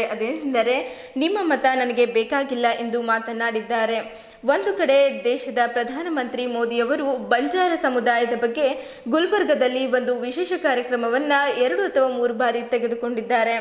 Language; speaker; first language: Kannada; native; Kannada